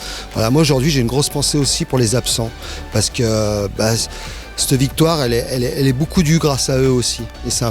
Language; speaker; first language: French; native; French